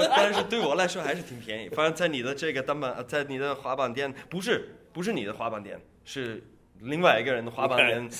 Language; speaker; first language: Chinese; non-native, fluent; German